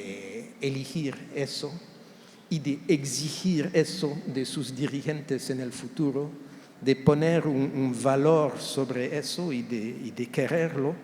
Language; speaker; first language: Spanish; non-native, fluent; French